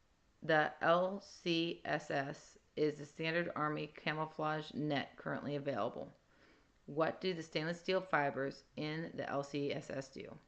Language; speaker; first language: English; native; English